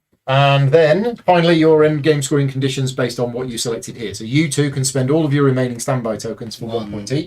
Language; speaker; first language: English; native; English